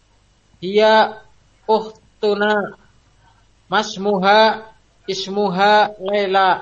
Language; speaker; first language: Arabic; non-native, learner; Indonesian